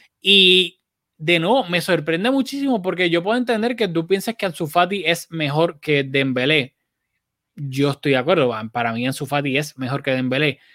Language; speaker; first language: Spanish; native; Spanish